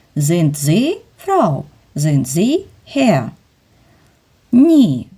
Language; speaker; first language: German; non-native, fluent; Ukrainian